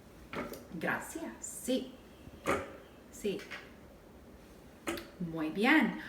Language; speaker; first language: Spanish; non-native, learner; English